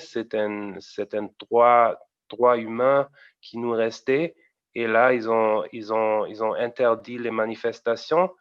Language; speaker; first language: French; non-native, fluent; German